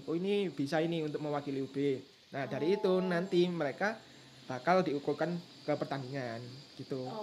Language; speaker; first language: Indonesian; native; Indonesian